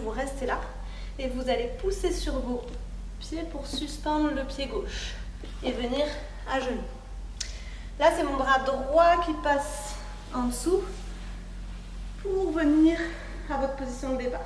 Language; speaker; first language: French; native; French